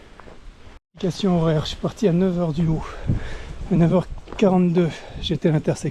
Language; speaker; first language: French; native; French